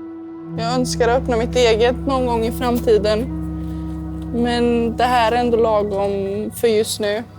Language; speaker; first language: Swedish; early bilingual, other home language; Serbian